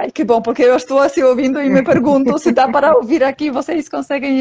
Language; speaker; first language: Portuguese; non-native, fluent; Polish